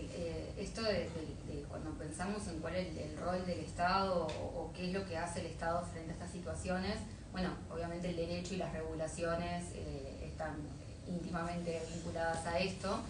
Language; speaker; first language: Spanish; native; Spanish